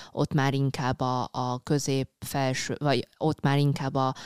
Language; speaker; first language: Hungarian; early bilingual, other home language; Chinese